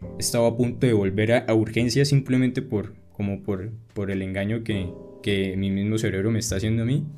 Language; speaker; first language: Spanish; native; Spanish